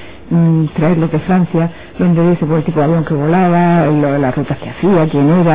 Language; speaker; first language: Spanish; native; Spanish